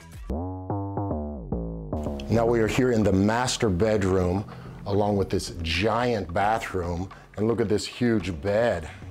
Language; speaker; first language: English; native; English